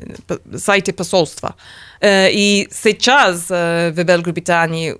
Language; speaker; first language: Russian; non-native, learner; English